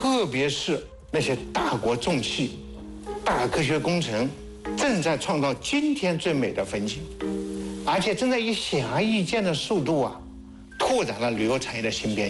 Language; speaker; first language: Chinese; native; Chinese